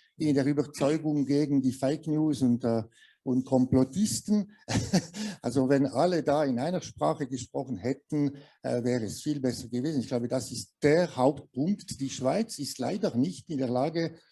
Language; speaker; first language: German; non-native, local second language; French